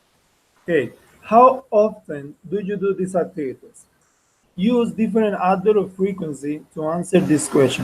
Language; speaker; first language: English; non-native, fluent; Spanish